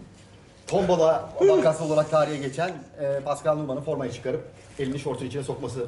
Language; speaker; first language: Turkish; native; Turkish